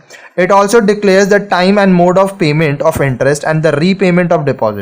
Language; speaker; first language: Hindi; native; Hindi